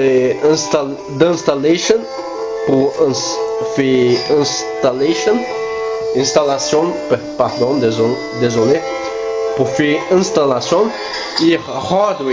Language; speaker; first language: French; non-native, learner; Spanish